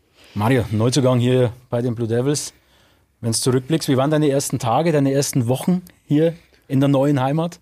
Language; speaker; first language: German; native; German